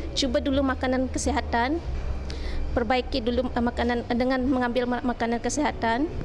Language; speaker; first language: Malay; native; Malay